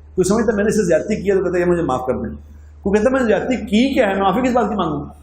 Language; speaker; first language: Urdu; non-native, local second language; Punjabi